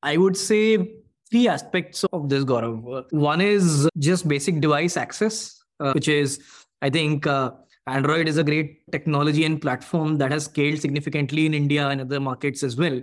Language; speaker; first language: English; non-native, local second language; Hindi